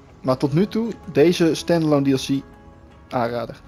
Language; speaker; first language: Dutch; native; Dutch